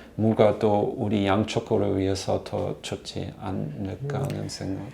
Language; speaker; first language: Korean; non-native, learner; German